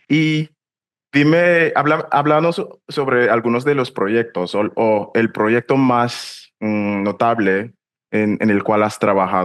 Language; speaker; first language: Spanish; non-native, fluent; English